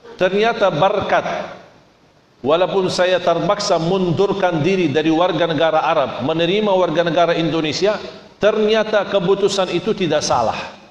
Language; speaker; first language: Indonesian; non-native, fluent; Arabic